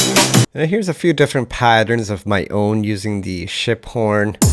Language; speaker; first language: English; native; English